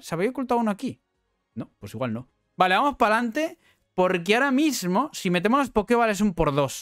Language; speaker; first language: Spanish; native; Spanish